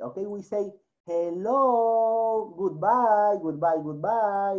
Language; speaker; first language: English; non-native, fluent; Spanish